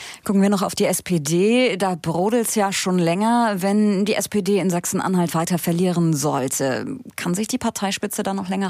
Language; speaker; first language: German; native; German